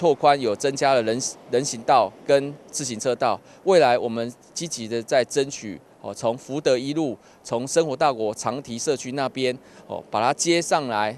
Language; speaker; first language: Chinese; native; Chinese